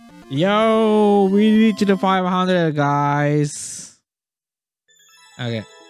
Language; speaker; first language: English; non-native, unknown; Japanese